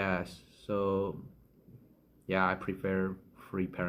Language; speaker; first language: English; non-native, fluent; Chinese